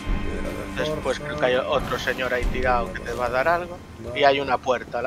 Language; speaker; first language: Spanish; native; Spanish